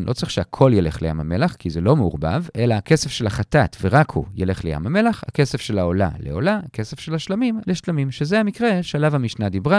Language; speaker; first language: Hebrew; native; Hebrew